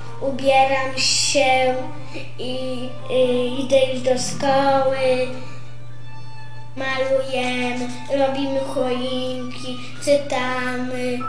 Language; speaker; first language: Polish; non-native, local second language; Romany